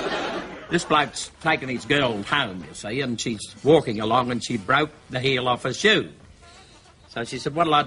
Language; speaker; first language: English; native; English